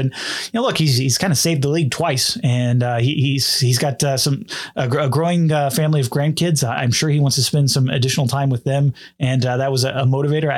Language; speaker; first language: English; native; English